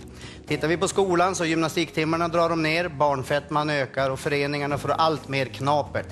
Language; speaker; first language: Swedish; native; Swedish